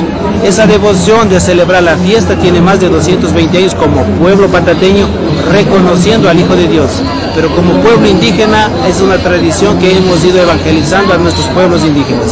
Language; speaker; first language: Spanish; native; Spanish